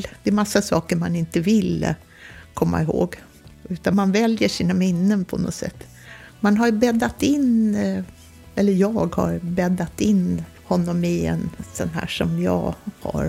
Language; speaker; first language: Swedish; native; Swedish